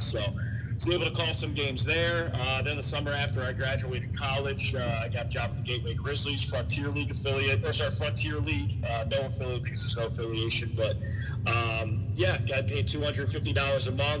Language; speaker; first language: English; native; English